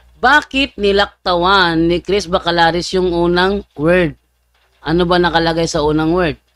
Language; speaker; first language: Filipino; native; Filipino